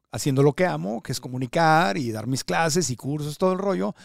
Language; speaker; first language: Spanish; native; Spanish